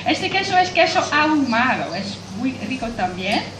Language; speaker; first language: Spanish; non-native, fluent; Dutch